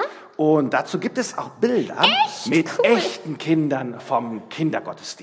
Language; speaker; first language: German; native; German